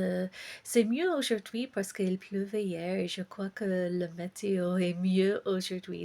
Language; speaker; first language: French; non-native, fluent; English